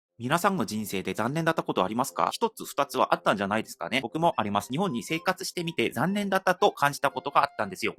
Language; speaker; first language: Japanese; non-native, fluent; Korean